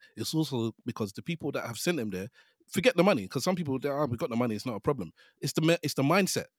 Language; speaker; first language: English; native; English